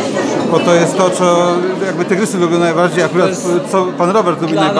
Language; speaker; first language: Polish; native; Polish